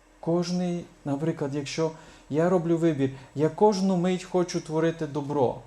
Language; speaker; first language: Ukrainian; native; Ukrainian